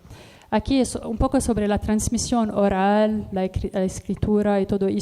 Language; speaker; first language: Spanish; non-native, learner; Arabic